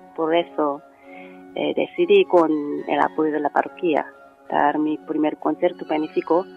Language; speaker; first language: Spanish; non-native, learner; Korean